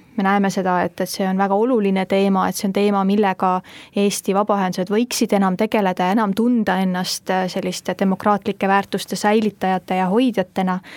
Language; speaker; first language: Estonian; native; Estonian